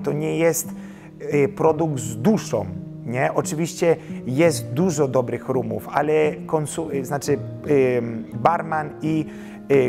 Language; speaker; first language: Polish; early bilingual, heritage; Polish